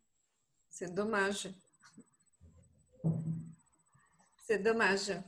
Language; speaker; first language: French; non-native, fluent; Portuguese